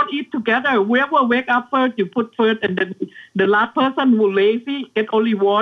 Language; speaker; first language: English; non-native, learner; Thai